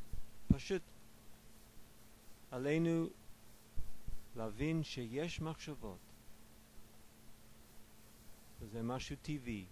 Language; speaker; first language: Hebrew; non-native, fluent; English